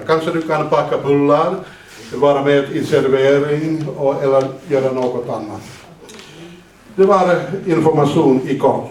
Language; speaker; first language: Swedish; non-native, fluent; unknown